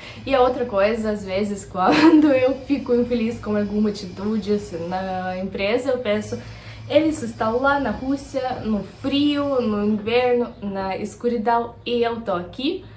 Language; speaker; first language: Portuguese; non-native, fluent; Russian